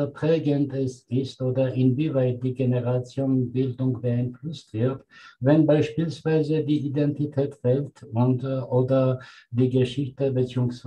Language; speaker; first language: German; non-native, fluent; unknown